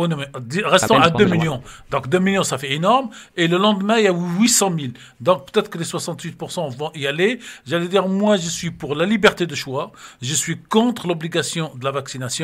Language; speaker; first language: French; native; French